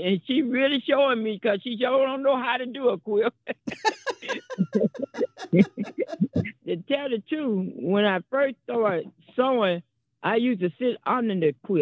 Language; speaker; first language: English; native; English